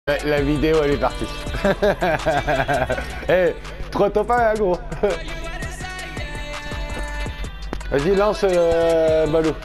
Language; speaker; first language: French; native; French